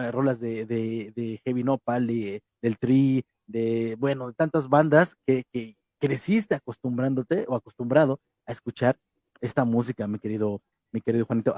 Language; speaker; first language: Spanish; native; Spanish